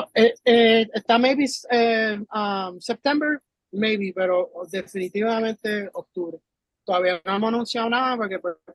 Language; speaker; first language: Spanish; early bilingual, heritage; Spanish